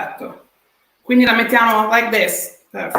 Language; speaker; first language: Italian; native; Italian